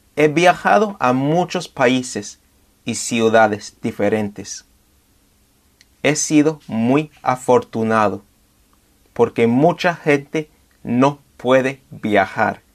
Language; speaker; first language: Spanish; non-native, fluent; English